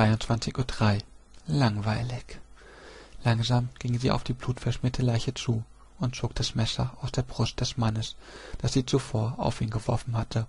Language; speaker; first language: German; native; German